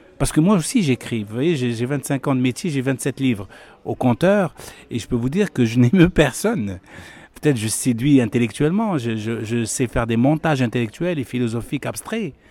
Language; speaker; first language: French; non-native, local second language; Arabic